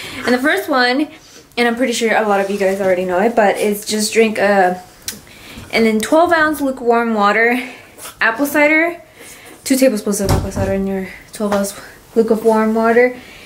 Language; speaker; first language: English; early bilingual, other home language; Spanish